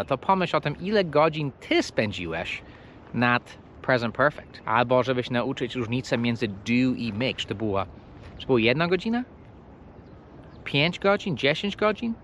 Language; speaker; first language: Polish; non-native, fluent; English